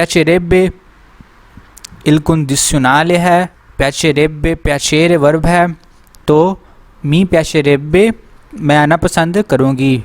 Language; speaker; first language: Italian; non-native, learner; Urdu